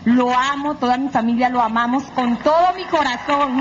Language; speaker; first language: Spanish; native; Spanish